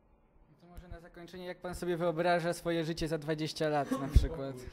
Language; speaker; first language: Polish; native; Polish